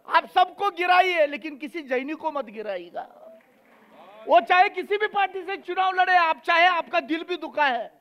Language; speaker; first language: Hindi; native; Hindi